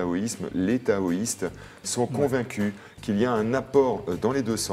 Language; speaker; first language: French; native; French